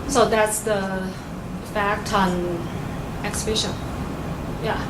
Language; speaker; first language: English; non-native, learner; Chinese